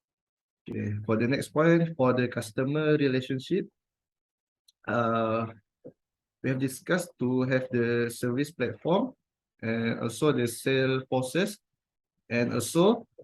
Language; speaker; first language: English; non-native, fluent; Malay